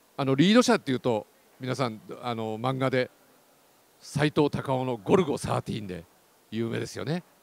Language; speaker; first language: Japanese; native; Japanese